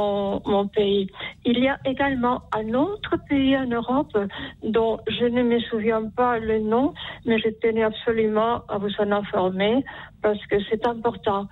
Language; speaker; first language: French; non-native, fluent; Spanish